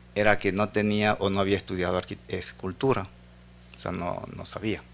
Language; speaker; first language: Spanish; native; Spanish